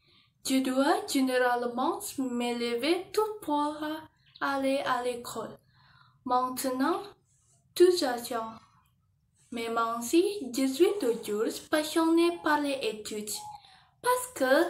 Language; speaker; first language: French; non-native, learner; Indonesian